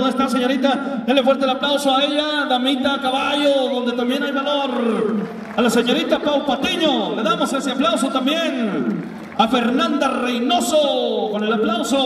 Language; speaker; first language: Spanish; native; Spanish